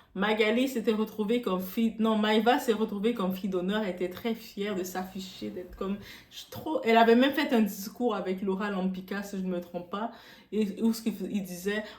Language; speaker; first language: French; non-native, local second language; Arabic